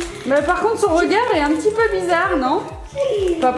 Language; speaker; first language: French; native; French